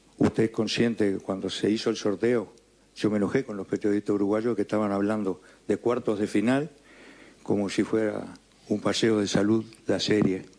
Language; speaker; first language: Spanish; native; Spanish